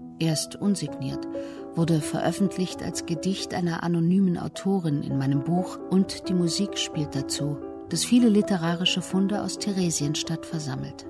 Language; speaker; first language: German; native; German